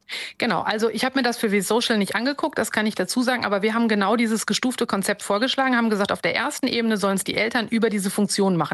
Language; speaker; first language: German; native; German